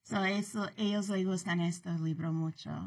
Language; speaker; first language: Spanish; early bilingual, heritage; Spanish